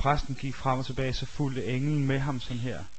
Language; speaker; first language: Danish; native; Danish